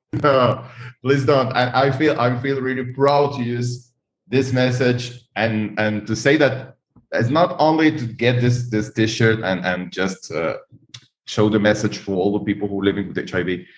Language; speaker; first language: English; non-native, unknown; Spanish